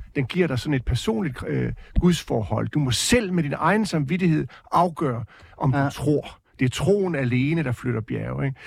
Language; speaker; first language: Danish; native; Danish